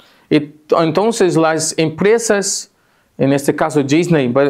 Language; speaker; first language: Spanish; non-native, fluent; Portuguese